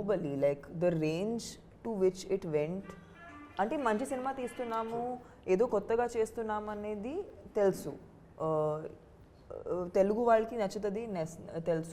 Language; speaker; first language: Telugu; non-native, fluent; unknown